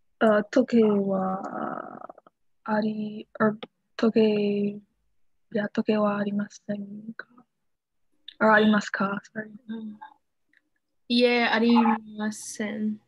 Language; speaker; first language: Japanese; non-native, learner; English